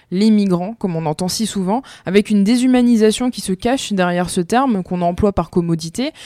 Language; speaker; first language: French; native; French